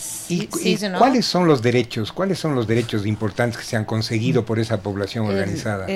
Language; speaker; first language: Spanish; native; Spanish